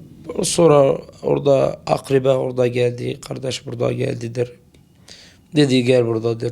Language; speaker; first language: Turkish; non-native, learner; Arabic